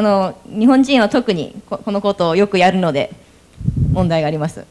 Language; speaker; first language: Japanese; native; Japanese